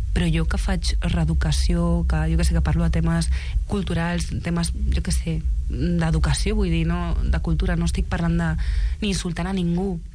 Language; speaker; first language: Catalan; early bilingual, other home language; Arabic